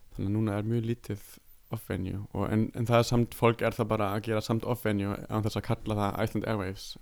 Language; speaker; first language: Icelandic; non-native, fluent; German